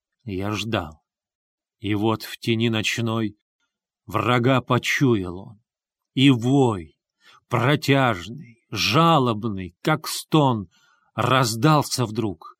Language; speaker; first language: Russian; native; Russian